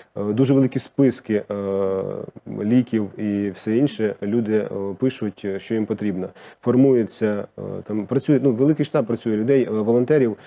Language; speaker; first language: Ukrainian; non-native, local second language; Russian